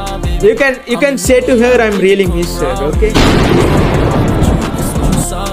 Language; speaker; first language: English; non-native, learner; Tamil